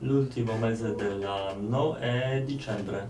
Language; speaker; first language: Italian; non-native, learner; Polish